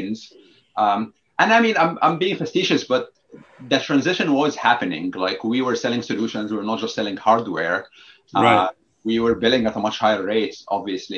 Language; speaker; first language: English; non-native, fluent; Arabic